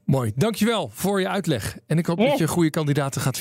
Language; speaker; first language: Dutch; native; Dutch